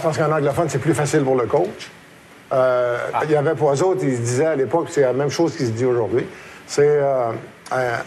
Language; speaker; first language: French; native; French